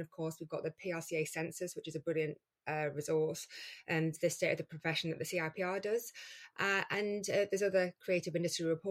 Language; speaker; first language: English; native; English